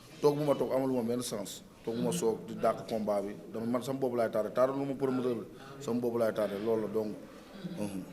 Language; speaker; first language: Wolof; native; Wolof